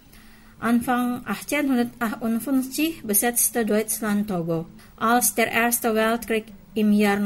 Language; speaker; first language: German; non-native, fluent; Indonesian